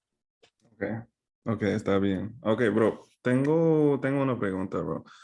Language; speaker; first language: Spanish; non-native, fluent; English